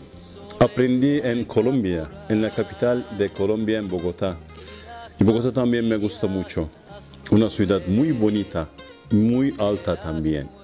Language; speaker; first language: Spanish; non-native, fluent; Turkish